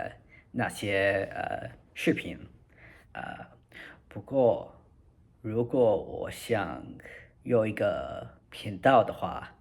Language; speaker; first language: Chinese; non-native, learner; English